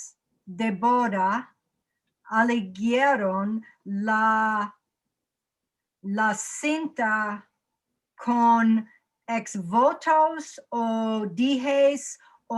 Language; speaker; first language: Spanish; non-native, learner; English